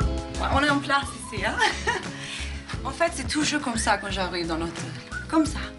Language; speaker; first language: French; non-native, fluent; Swedish